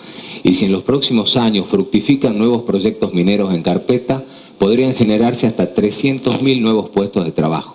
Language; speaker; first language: Spanish; native; Spanish